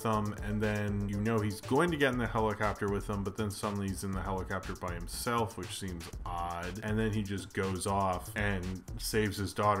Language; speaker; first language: English; native; English